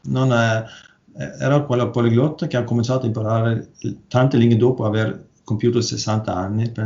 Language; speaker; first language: Italian; non-native, learner; Norwegian